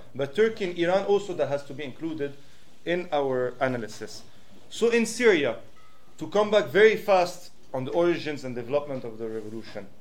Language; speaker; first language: English; non-native, fluent; French